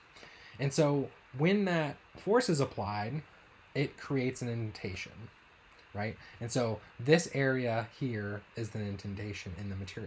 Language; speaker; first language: English; native; English